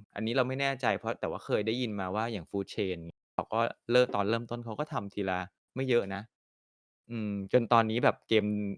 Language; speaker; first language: Thai; native; Thai